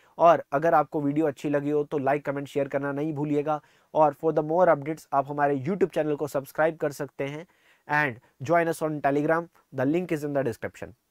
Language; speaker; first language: Hindi; non-native, local second language; Punjabi